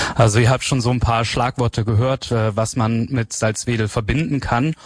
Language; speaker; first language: German; native; German